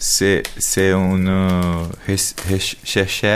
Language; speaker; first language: French; non-native, learner; Portuguese